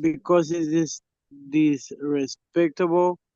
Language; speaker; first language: English; non-native, learner; Spanish